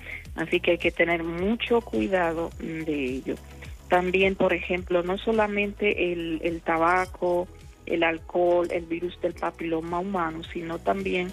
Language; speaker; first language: Spanish; native; Spanish